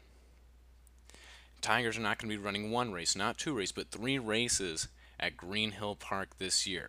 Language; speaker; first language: English; native; English